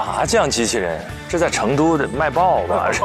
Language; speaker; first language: Chinese; native; Chinese